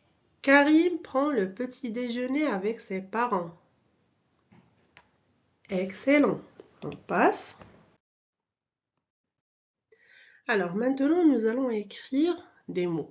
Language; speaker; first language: French; non-native, local second language; Arabic